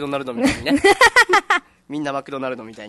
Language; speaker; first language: Japanese; native; Japanese